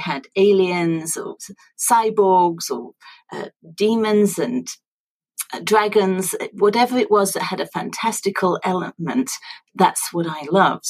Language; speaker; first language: English; native; English